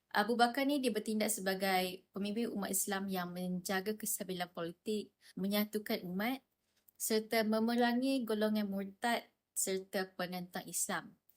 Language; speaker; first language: Malay; native; Malay